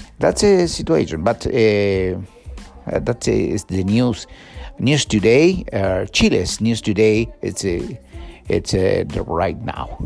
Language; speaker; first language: English; non-native, learner; Spanish